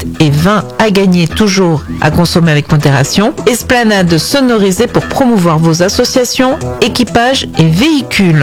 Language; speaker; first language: French; native; French